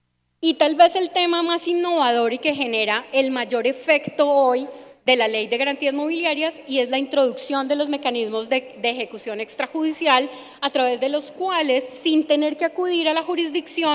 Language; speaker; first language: Spanish; native; Spanish